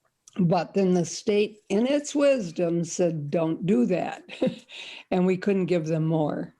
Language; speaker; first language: English; native; English